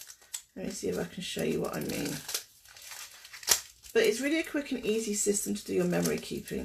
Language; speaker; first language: English; native; English